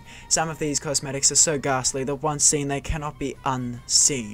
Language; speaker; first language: English; native; English